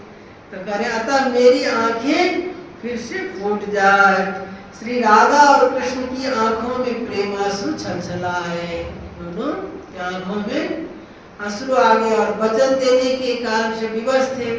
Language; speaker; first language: Hindi; native; Hindi